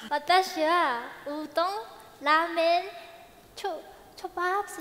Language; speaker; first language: Japanese; non-native, learner; Korean